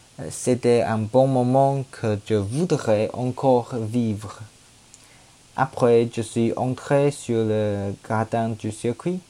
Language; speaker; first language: French; non-native, learner; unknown